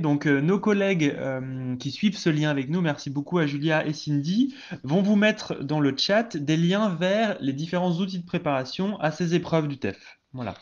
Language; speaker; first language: French; native; French